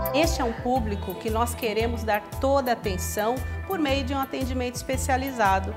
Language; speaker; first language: Portuguese; native; Portuguese